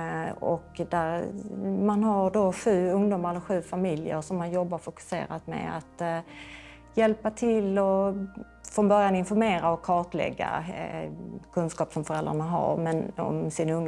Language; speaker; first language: Swedish; native; Swedish